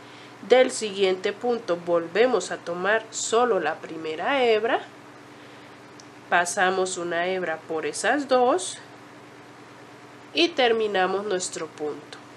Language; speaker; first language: Spanish; native; Spanish